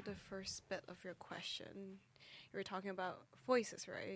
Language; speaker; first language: English; non-native, local second language; Cantonese